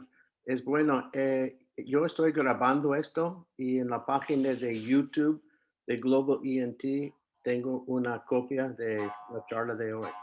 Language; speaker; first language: Spanish; non-native, fluent; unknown